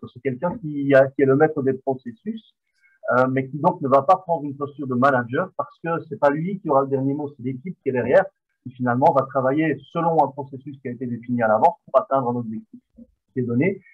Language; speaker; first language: French; non-native, fluent; Spanish